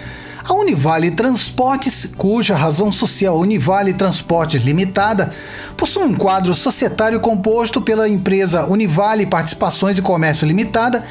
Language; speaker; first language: Portuguese; native; Portuguese